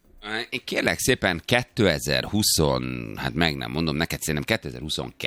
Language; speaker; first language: Hungarian; native; Hungarian